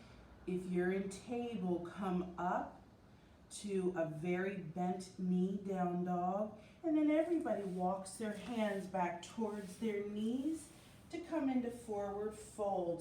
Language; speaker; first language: English; native; English